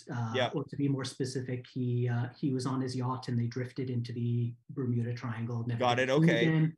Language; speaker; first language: English; native; English